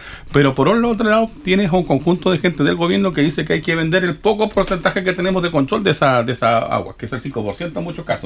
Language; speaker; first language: Spanish; native; Spanish